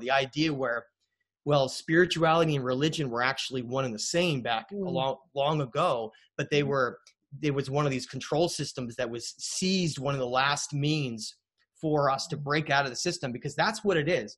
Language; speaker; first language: English; native; English